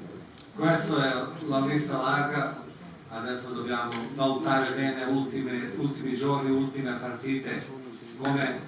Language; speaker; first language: Italian; non-native, fluent; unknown